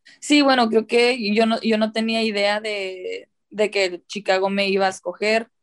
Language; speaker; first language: Spanish; early bilingual, heritage; Spanish